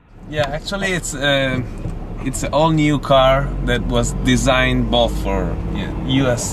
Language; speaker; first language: English; non-native, fluent; Italian